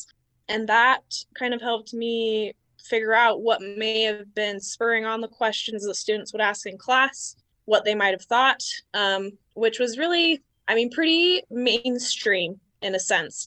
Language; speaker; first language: English; native; English